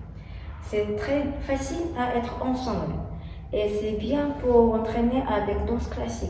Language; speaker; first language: French; non-native, learner; Japanese